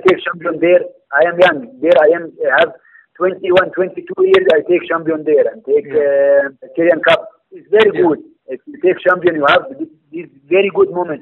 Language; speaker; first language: English; non-native, learner; Arabic